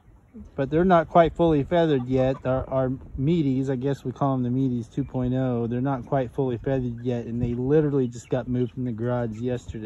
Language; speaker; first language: English; native; English